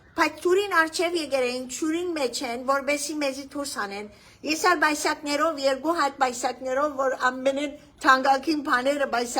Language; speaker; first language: Armenian; early bilingual, heritage; Armenian